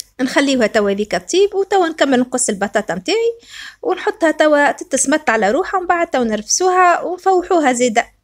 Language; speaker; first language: Arabic; native; Arabic